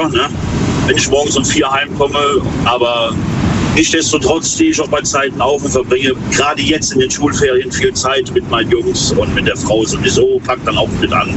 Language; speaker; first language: German; native; German